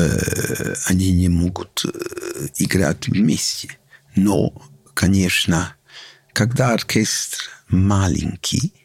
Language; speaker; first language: Russian; non-native, learner; English